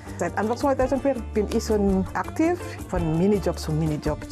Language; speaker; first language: German; non-native, learner; Indonesian